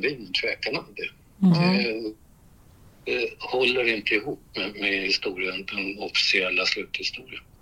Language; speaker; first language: Swedish; native; Swedish